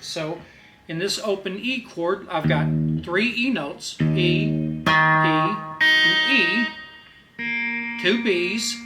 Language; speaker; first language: English; native; English